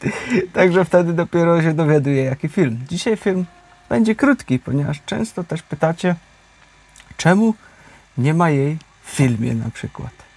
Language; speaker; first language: Polish; native; Polish